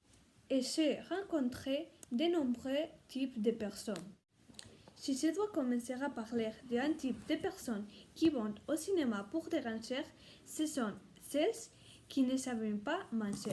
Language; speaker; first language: French; non-native, learner; Spanish